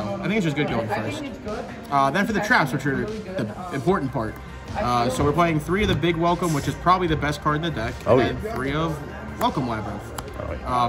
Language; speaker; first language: English; native; English